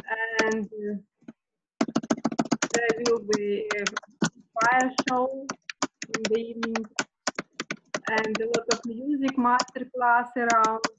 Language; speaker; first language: English; non-native, learner; Russian